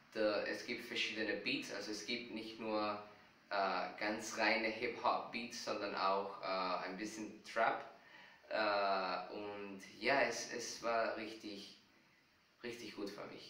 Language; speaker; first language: German; non-native, fluent; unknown